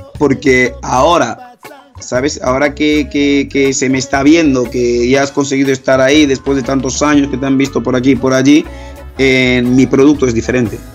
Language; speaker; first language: Spanish; early bilingual, other home language; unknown